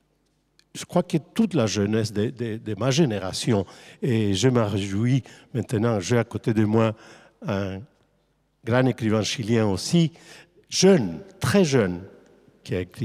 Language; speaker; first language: French; non-native, fluent; Spanish